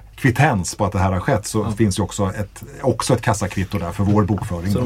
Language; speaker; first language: Swedish; native; Swedish